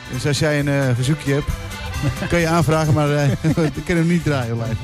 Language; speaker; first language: Dutch; native; Dutch